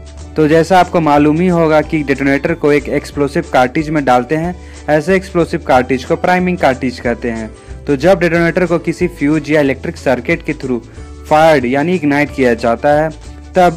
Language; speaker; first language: Hindi; native; Hindi